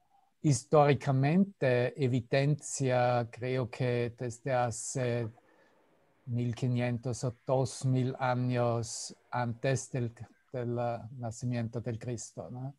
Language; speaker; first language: Spanish; non-native, fluent; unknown